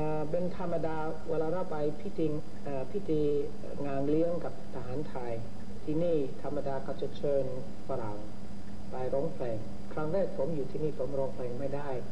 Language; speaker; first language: Thai; non-native, fluent; English